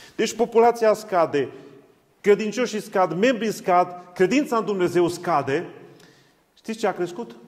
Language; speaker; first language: Romanian; non-native, local second language; Hungarian